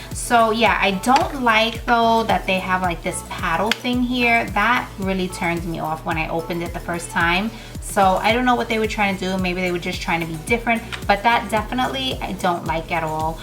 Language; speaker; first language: English; native; English